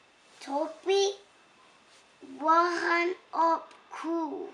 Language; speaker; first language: Dutch; early bilingual, heritage; English